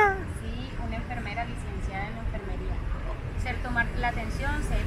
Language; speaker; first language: Spanish; native; Spanish